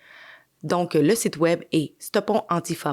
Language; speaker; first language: French; native; French